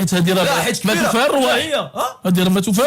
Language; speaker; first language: Arabic; native; Arabic